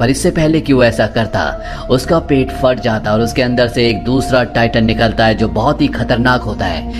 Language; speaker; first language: Hindi; native; Hindi